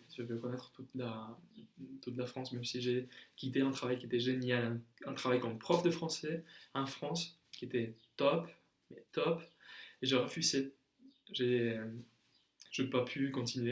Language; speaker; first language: French; non-native, fluent; Spanish